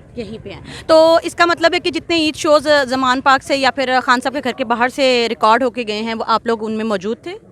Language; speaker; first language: Urdu; native; Urdu